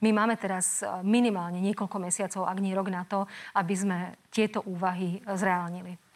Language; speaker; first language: Slovak; native; Slovak